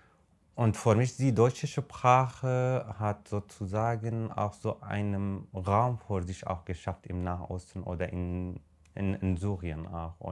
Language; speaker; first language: German; non-native, fluent; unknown